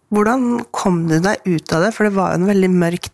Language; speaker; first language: Norwegian; native; Norwegian